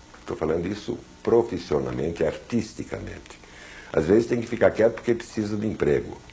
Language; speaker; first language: Portuguese; early bilingual, other home language; German